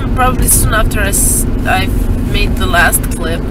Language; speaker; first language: English; non-native, fluent; Slovenian